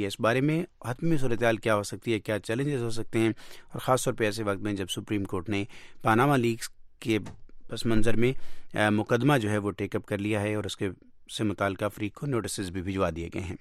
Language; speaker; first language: Urdu; native; Urdu